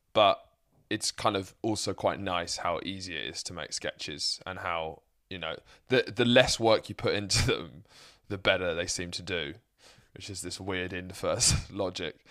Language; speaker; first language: English; native; English